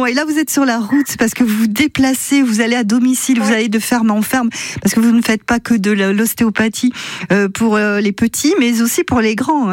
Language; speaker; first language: French; native; French